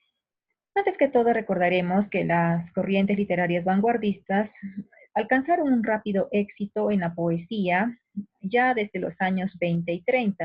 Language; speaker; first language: Spanish; native; Spanish